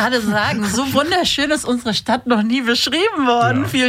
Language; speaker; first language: German; native; German